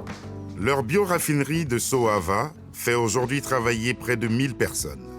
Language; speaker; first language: French; native; French